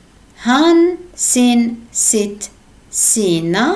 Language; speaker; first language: Swedish; non-native, fluent; Arabic